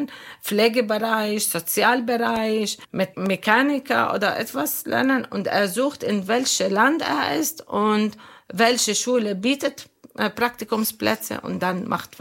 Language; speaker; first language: German; non-native, local second language; Arabic